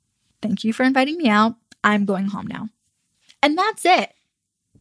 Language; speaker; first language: English; native; English